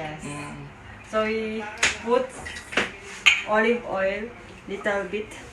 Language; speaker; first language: English; non-native, local second language; Filipino